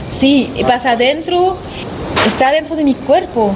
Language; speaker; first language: Spanish; non-native, learner; French